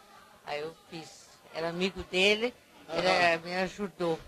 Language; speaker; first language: Portuguese; non-native, fluent; Danish